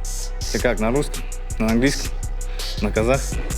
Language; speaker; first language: Russian; native; Russian